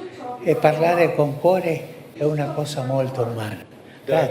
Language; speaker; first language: Italian; non-native, fluent; Spanish